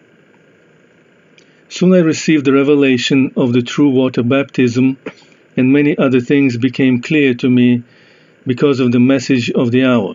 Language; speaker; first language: English; non-native, fluent; Russian